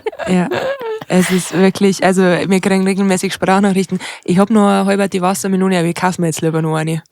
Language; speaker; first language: German; native; German